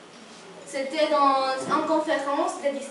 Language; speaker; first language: French; non-native, learner; Spanish